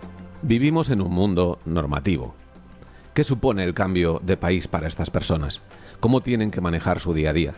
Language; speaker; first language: Spanish; native; Spanish